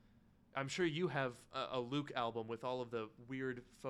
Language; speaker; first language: English; native; English